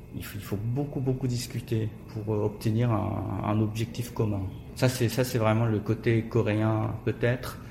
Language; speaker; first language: French; non-native, fluent; Korean